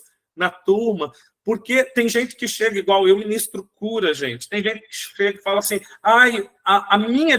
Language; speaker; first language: Portuguese; native; Portuguese